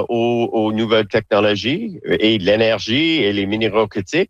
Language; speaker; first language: French; non-native, learner; English